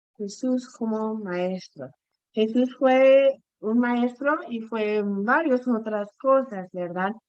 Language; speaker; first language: Spanish; non-native, fluent; English